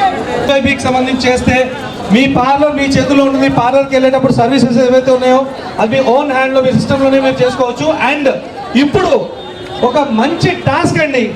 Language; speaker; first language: Telugu; native; Telugu